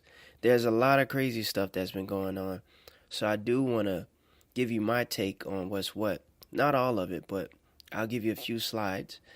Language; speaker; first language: English; native; English